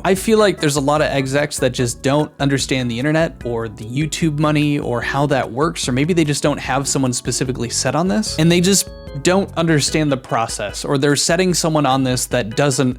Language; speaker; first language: English; native; English